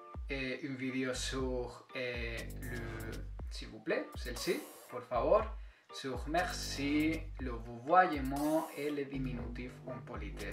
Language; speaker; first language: French; non-native, fluent; Spanish